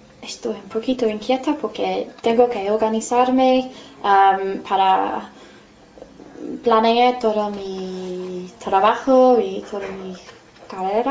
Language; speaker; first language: Spanish; non-native, fluent; English